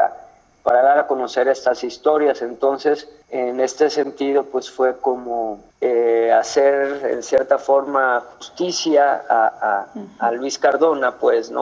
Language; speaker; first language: Spanish; native; Spanish